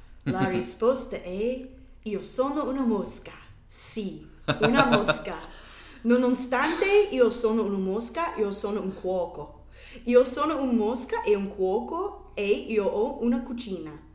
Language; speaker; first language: Italian; non-native, learner; English